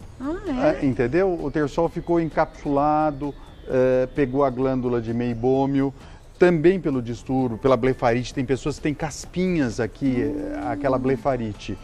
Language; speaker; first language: Portuguese; native; Portuguese